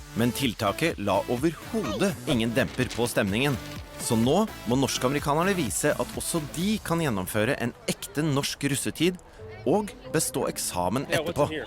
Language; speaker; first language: Norwegian; native; Norwegian